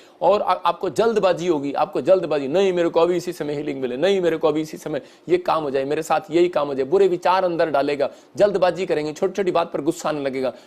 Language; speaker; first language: Hindi; non-native, local second language; Punjabi